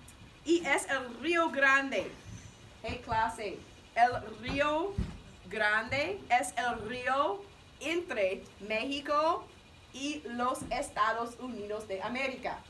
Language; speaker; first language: Spanish; non-native, fluent; English